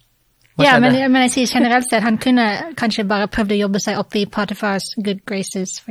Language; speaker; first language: Norwegian; non-native, fluent; English